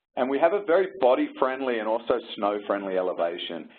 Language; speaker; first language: English; native; English